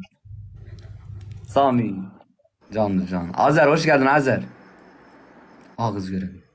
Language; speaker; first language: Turkish; native; Turkish